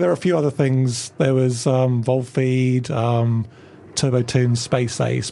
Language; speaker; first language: English; native; English